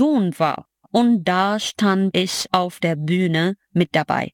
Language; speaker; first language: German; non-native, fluent; Arabic